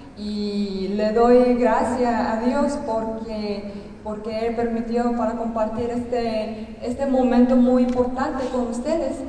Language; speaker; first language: Spanish; non-native, learner; Korean